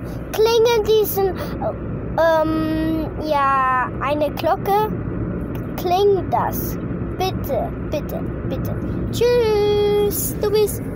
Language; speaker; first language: German; early bilingual, other home language; Vietnamese